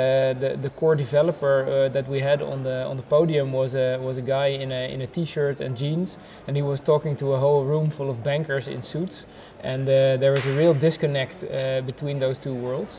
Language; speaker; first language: English; non-native, fluent; Dutch